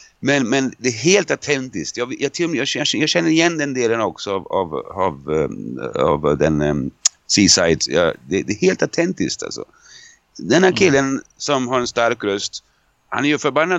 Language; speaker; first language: Swedish; non-native, fluent; Italian